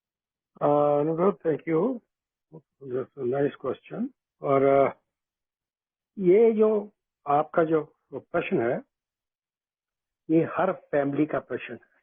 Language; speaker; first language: Hindi; native; Hindi